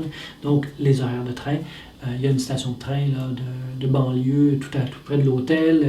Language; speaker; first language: French; native; French